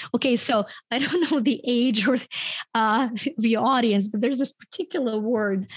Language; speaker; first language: English; non-native, fluent; Ukrainian